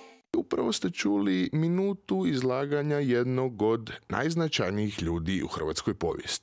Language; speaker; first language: Croatian; native; Croatian